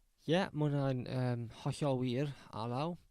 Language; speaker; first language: Welsh; non-native, local second language; English